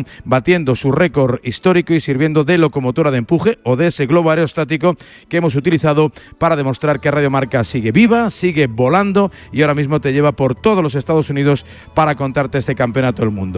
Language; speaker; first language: Spanish; native; Spanish